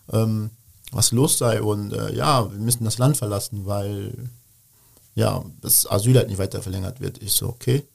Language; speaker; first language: German; early bilingual, other home language; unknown